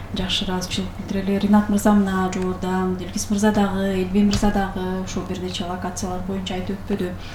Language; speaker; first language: Kyrgyz; native; Kyrgyz